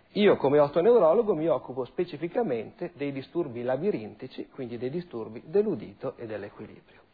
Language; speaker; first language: Italian; native; Italian